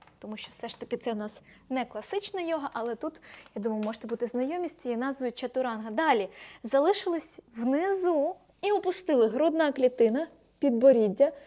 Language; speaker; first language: Ukrainian; non-native, local second language; Russian